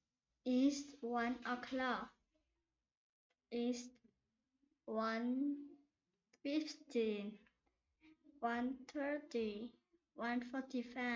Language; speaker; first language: English; non-native, learner; Vietnamese